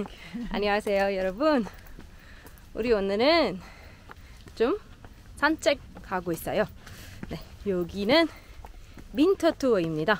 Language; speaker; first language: Korean; non-native, learner; German